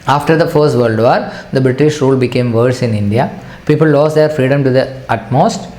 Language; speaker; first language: English; non-native, local second language; Malayalam